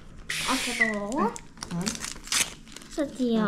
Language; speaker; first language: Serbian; early bilingual, heritage; Croatian